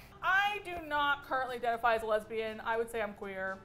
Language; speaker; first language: English; native; English